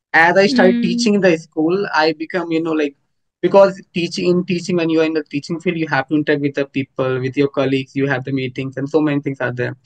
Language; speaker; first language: English; non-native, local second language; Hindi